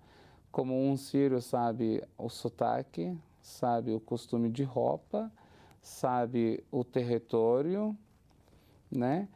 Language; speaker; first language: Portuguese; non-native, fluent; Arabic